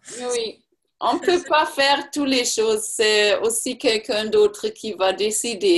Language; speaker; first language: French; non-native, learner; German